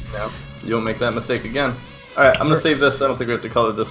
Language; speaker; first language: English; native; English